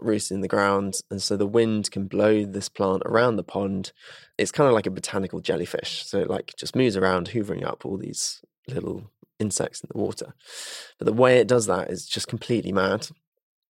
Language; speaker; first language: English; native; English